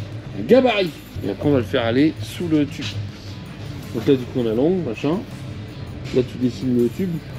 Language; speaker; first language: French; native; French